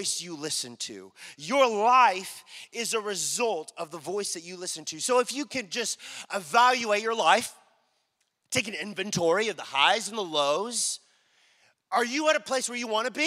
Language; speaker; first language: English; native; English